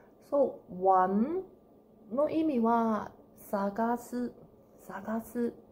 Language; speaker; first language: Japanese; non-native, learner; Cantonese